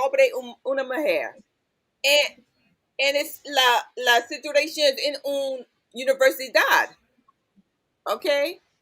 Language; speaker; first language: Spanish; non-native, learner; English